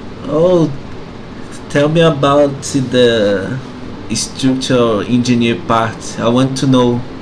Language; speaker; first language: English; non-native, fluent; Portuguese